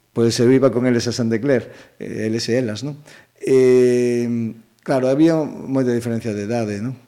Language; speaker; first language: Galician; native; Galician